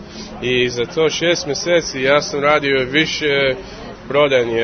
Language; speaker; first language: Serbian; early bilingual, heritage; English